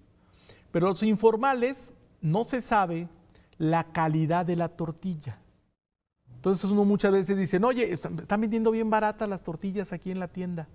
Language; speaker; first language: Spanish; native; Spanish